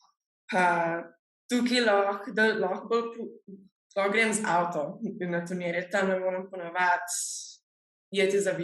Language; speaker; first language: Slovenian; early bilingual, heritage; Slovenian